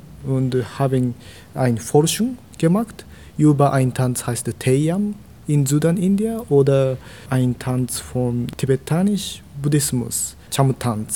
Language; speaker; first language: German; non-native, learner; Japanese